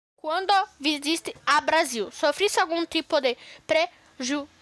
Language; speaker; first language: Portuguese; non-native, learner; Spanish